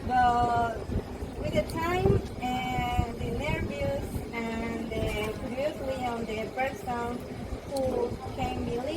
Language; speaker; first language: English; non-native, learner; Spanish